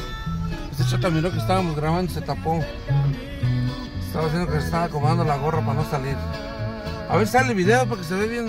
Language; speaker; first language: Spanish; native; Spanish